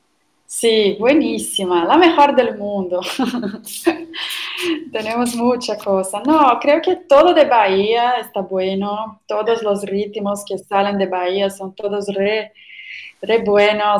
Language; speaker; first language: Spanish; non-native, fluent; Portuguese